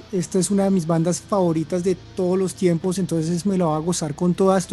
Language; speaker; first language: Spanish; native; Spanish